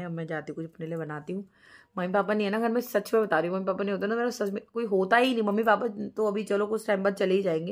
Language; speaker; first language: Hindi; native; Hindi